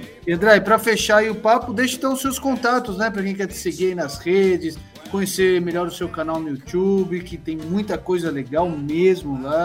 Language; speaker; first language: Portuguese; native; Portuguese